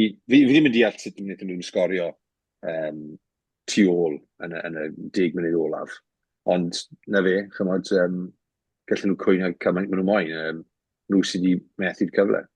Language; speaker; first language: Welsh; native; Welsh